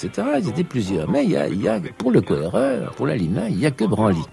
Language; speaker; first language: French; native; French